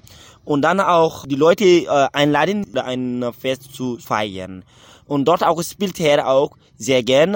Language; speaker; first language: German; non-native, learner; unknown